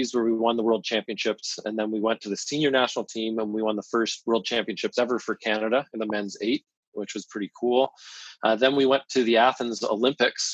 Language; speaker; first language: English; native; English